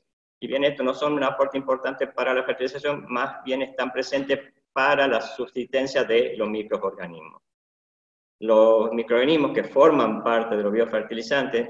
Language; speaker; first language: Spanish; native; Spanish